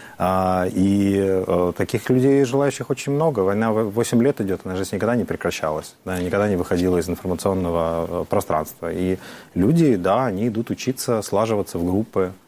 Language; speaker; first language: Russian; native; Russian